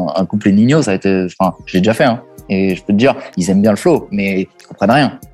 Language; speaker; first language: French; early bilingual, other home language; Italian